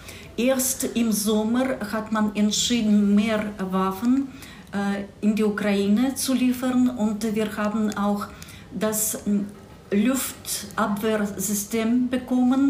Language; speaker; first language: German; non-native, fluent; Russian